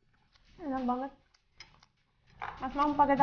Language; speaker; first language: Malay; non-native, fluent; Russian